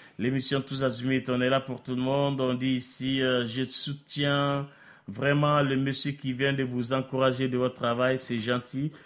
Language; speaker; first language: French; non-native, local second language; Bambara